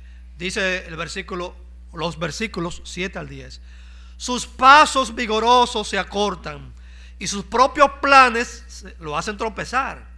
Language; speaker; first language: Spanish; native; Spanish